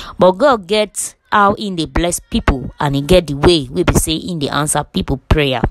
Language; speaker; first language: Nigerian Pidgin; non-native, local second language; Yoruba